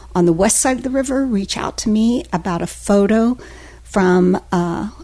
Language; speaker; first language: English; native; English